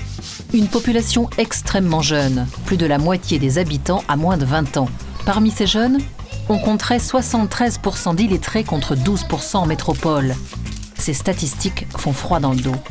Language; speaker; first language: French; native; French